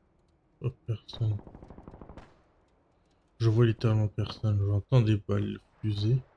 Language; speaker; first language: French; native; French